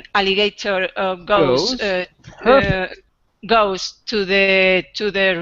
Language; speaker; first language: English; non-native, learner; Spanish